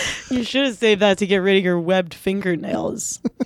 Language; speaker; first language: English; native; English